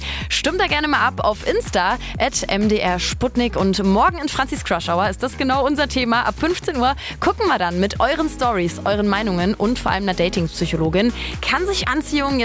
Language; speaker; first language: German; native; German